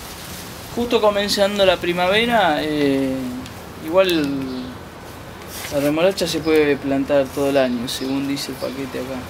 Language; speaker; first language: Spanish; native; Spanish